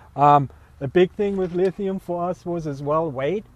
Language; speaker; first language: English; non-native, fluent; German